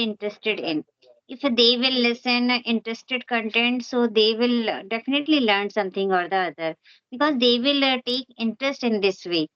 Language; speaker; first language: English; non-native, local second language; Hindi